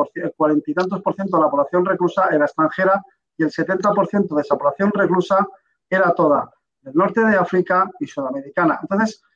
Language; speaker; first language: Spanish; native; Spanish